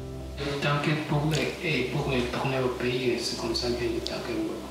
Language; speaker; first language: French; non-native, learner; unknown